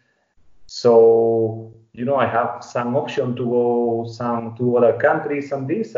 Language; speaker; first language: English; non-native, fluent; Spanish